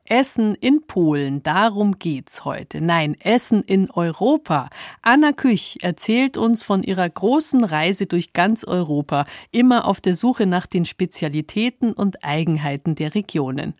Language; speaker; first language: German; native; German